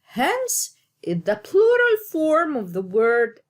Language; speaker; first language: English; non-native, learner; Arabic